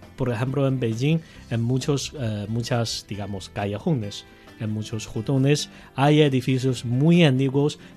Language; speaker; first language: Spanish; non-native, fluent; Chinese